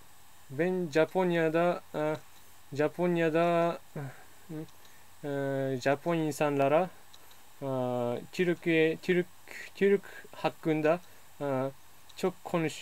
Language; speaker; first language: Turkish; non-native, learner; Japanese